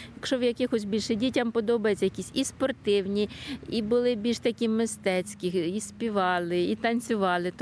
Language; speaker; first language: Ukrainian; native; Ukrainian